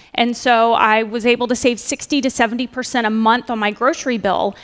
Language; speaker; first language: English; native; English